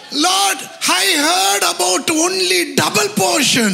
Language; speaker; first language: English; non-native, local second language; Malayalam